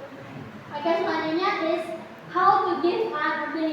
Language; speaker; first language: English; non-native, fluent; Indonesian